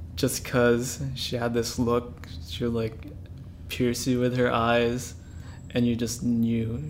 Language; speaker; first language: English; early bilingual, other home language; Filipino